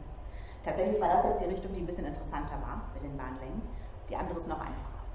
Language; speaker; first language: German; native; German